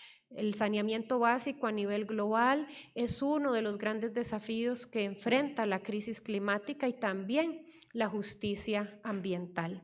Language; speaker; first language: Spanish; native; Spanish